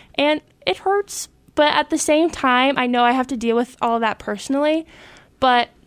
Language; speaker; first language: English; native; English